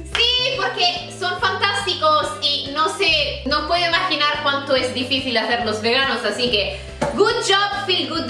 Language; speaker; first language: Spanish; non-native, fluent; Italian